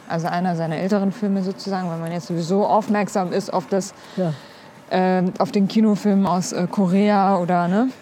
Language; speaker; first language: German; early bilingual, other home language; Kurdish